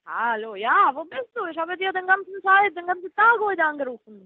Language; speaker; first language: German; non-native, fluent; Spanish